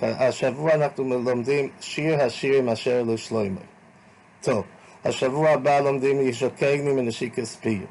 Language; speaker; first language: Hebrew; non-native, fluent; English